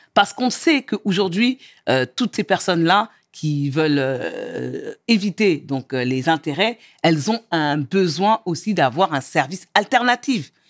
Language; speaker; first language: French; early bilingual, other home language; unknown